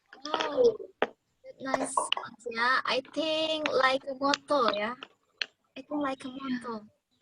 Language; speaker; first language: English; non-native, learner; Indonesian